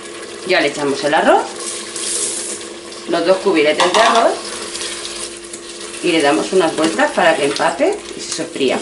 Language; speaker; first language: Spanish; native; Spanish